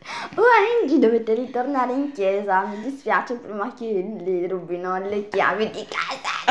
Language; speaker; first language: Italian; non-native, learner; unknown